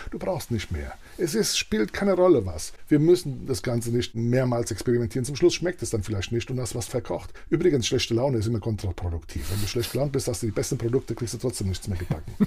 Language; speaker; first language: German; early bilingual, other home language; Italian